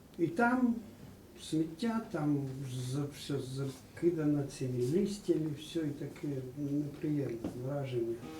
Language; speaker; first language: Ukrainian; non-native, local second language; Russian